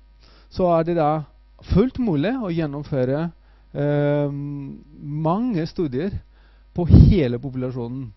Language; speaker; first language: Norwegian; non-native, fluent; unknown